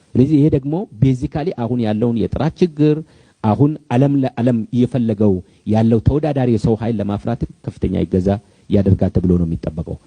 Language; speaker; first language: Amharic; non-native, local second language; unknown